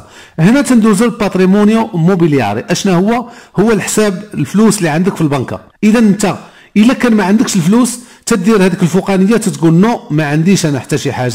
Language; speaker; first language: Arabic; native; Arabic